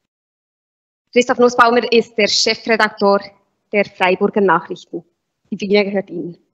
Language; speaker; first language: German; native; German